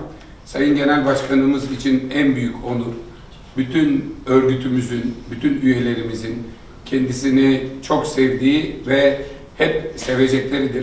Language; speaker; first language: Turkish; native; Turkish